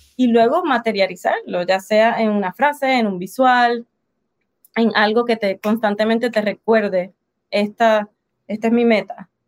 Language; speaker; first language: Spanish; native; Spanish